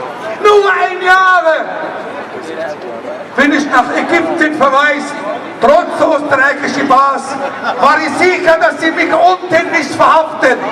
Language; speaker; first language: German; non-native, learner; Arabic